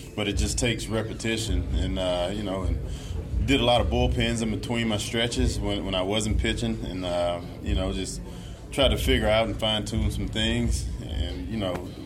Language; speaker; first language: English; native; English